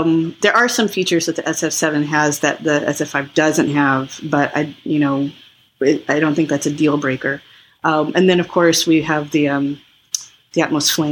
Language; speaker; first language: English; native; English